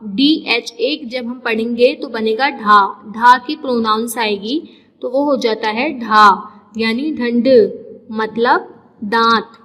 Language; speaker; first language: Urdu; non-native, local second language; Sindhi